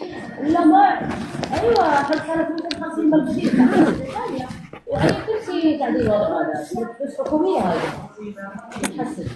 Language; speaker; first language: Arabic; non-native, local second language; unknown